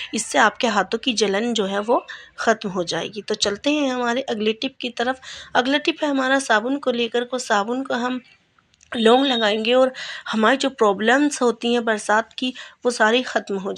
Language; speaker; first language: Hindi; native; Hindi